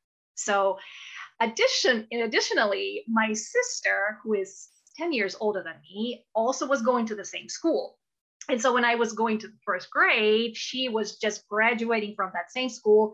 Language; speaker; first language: English; non-native, fluent; Russian